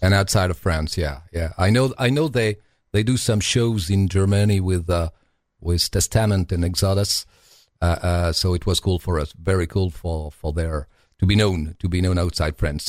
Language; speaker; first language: English; non-native, fluent; French